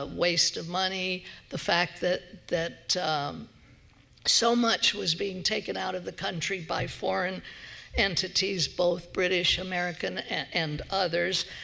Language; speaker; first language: English; native; English